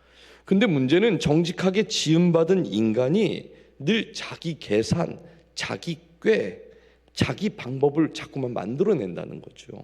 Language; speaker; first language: Korean; native; Korean